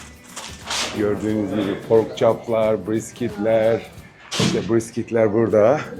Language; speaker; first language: Turkish; native; Turkish